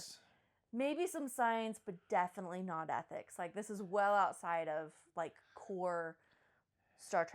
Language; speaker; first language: English; native; English